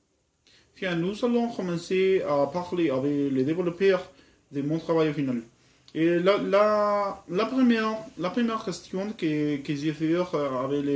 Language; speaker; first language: French; non-native, learner; Spanish